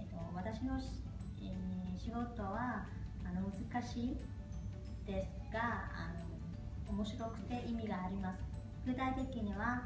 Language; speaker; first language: Japanese; non-native, learner; Vietnamese